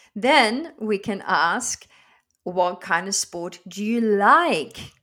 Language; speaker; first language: English; non-native, fluent; Dutch